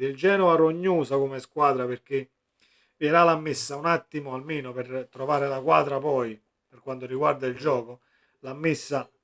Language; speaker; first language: Italian; native; Italian